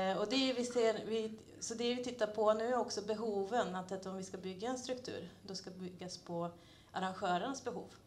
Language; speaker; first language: Swedish; non-native, fluent; Hungarian